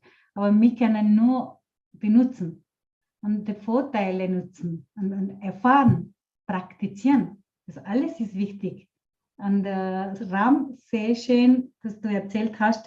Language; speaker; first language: German; non-native, fluent; Telugu